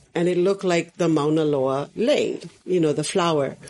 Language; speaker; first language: English; native; English